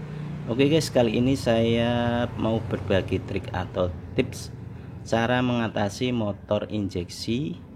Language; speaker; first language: Indonesian; native; Indonesian